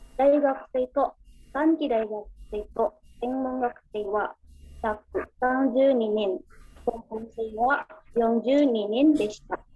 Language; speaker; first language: Japanese; non-native, learner; Indonesian